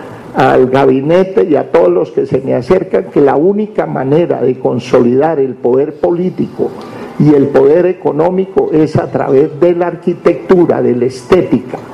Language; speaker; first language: Spanish; native; Spanish